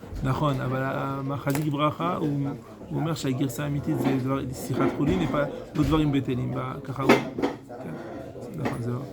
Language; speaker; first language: Hebrew; non-native, fluent; French